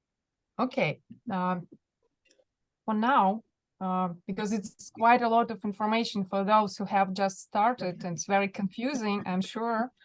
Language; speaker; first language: English; non-native, fluent; Russian